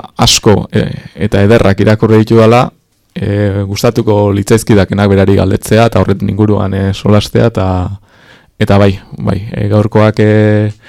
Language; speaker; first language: Basque; native; Basque